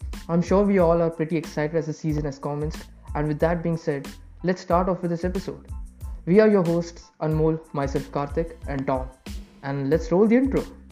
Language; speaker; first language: English; non-native, local second language; Hindi